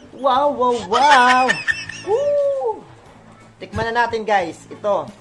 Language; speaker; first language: Filipino; non-native, local second language; Waray